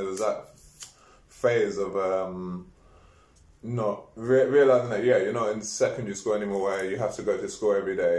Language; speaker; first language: English; native; English